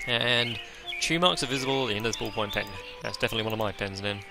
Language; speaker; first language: English; native; English